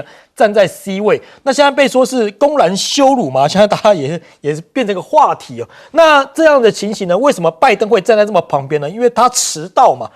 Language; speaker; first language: Chinese; native; Chinese